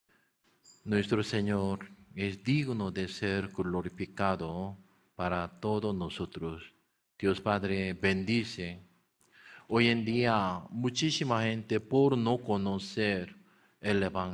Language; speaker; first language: Spanish; non-native, learner; Korean